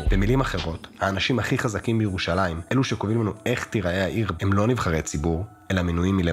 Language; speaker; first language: Hebrew; native; Hebrew